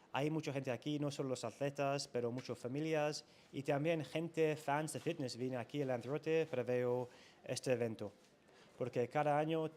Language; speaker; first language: Spanish; non-native, learner; English